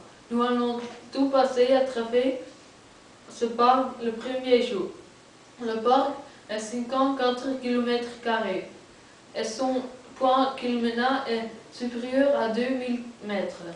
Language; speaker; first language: French; non-native, learner; Dutch